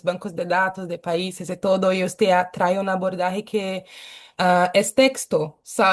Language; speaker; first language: Spanish; non-native, fluent; Portuguese